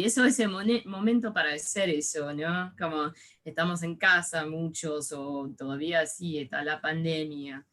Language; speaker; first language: Spanish; early bilingual, heritage; English